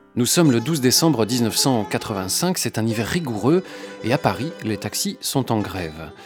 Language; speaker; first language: French; native; French